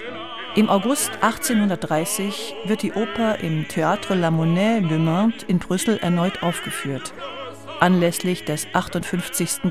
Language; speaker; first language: German; native; German